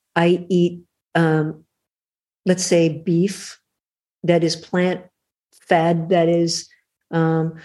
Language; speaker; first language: English; native; English